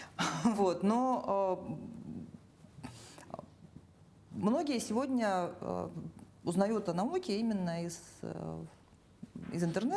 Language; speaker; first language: Russian; native; Russian